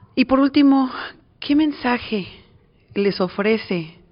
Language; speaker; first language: Spanish; native; Spanish